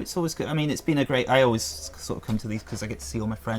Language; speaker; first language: English; native; English